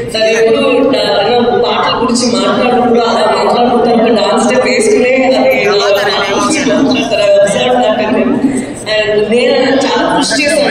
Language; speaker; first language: Telugu; non-native, local second language; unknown